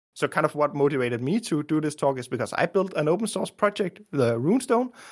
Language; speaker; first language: English; non-native, fluent; Danish